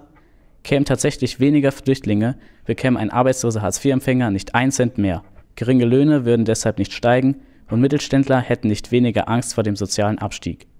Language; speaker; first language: German; native; German